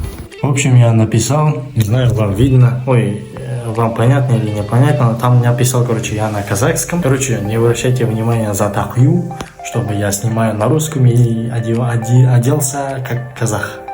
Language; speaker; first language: Russian; non-native, local second language; Kazakh